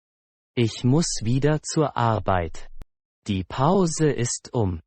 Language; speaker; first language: German; non-native, fluent; Persian